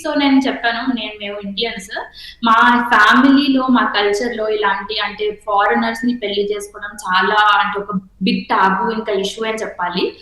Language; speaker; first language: Telugu; non-native, local second language; Hindi